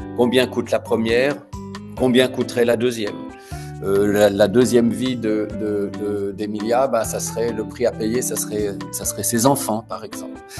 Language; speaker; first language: French; native; French